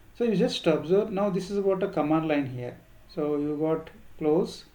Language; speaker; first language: English; non-native, local second language; Kannada